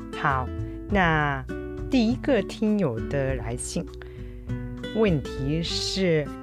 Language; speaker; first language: Chinese; non-native, fluent; Japanese